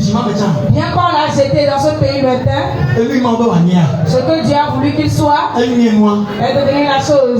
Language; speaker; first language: French; non-native, local second language; Ewe